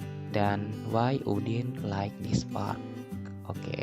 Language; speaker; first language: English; non-native, learner; Indonesian